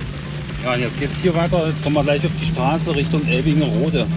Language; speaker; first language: German; native; German